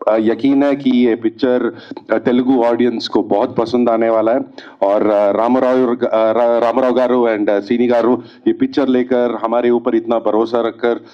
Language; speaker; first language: Hindi; non-native, fluent; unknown